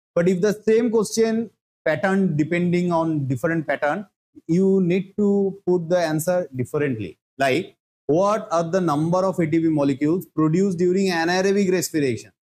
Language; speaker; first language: English; non-native, local second language; Bangla